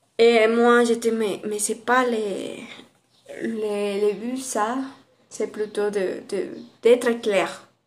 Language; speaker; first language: French; non-native, learner; Spanish